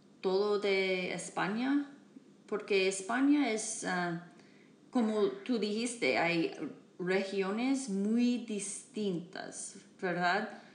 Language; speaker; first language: Spanish; non-native, learner; English